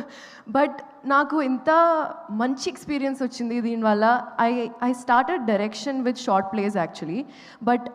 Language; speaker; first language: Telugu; non-native, local second language; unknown